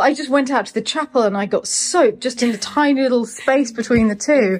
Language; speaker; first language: English; native; English